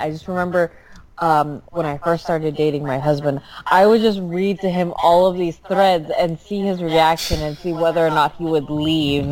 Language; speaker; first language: English; early bilingual, other home language; Filipino